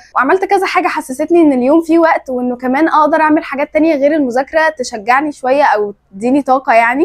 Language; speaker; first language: Arabic; native; Arabic